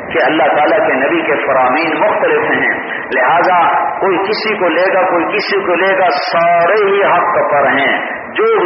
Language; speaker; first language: Urdu; non-native, local second language; Punjabi